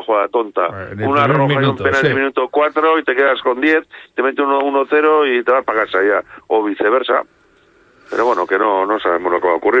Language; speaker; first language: Spanish; native; Spanish